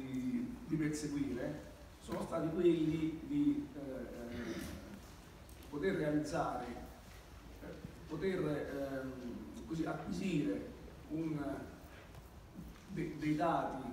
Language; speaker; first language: Italian; native; Italian